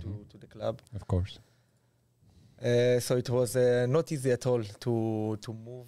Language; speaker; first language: English; non-native, fluent; Hebrew